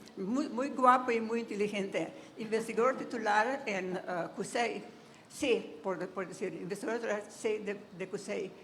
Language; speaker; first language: Spanish; non-native, fluent; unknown